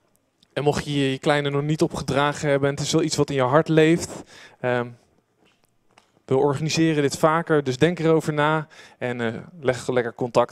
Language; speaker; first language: Dutch; native; Dutch